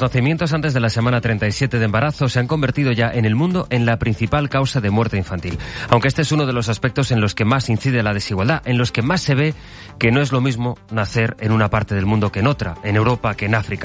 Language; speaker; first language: Spanish; native; Spanish